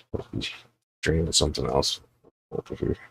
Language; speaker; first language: English; native; English